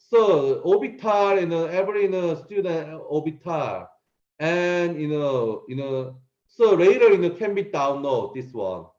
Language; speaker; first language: English; non-native, learner; Korean